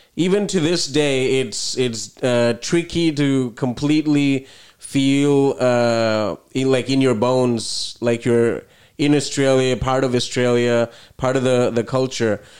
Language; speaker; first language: English; early bilingual, other home language; Italian